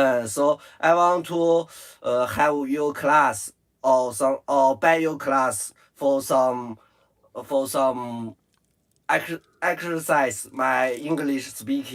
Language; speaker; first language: English; non-native, learner; Chinese